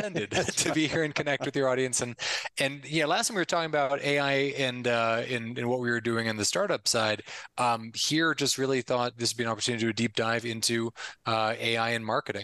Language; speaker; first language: English; native; English